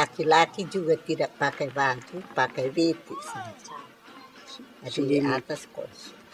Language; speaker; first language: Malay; non-native, local second language; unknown